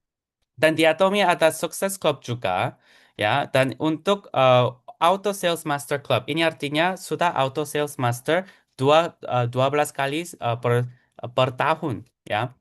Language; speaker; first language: Indonesian; non-native, fluent; Korean